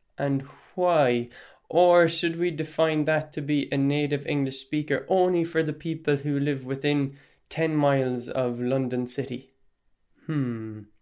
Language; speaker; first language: English; non-native, local second language; Irish